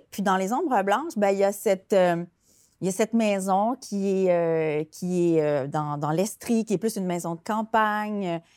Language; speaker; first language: French; native; French